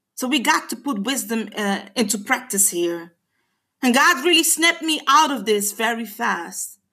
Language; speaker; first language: English; non-native, fluent; Papiamento